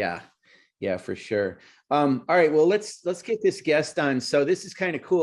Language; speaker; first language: English; native; English